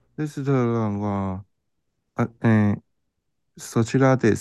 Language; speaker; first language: Japanese; non-native, learner; Chinese